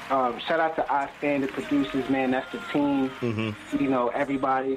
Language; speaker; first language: English; native; English